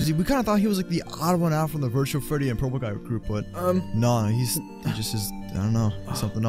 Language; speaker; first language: English; native; English